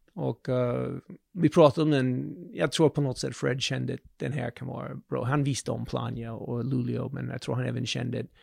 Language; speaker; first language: Swedish; non-native, fluent; English